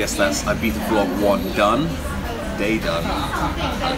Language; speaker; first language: English; native; English